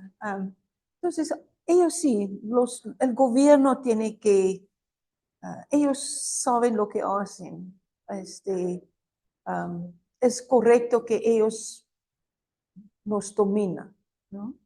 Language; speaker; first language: Spanish; non-native, fluent; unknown